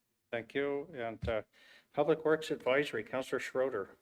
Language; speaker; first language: English; native; English